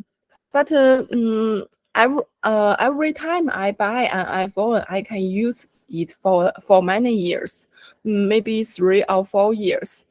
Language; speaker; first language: English; non-native, learner; Chinese